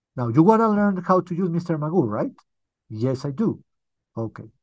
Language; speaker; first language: English; early bilingual, other home language; Spanish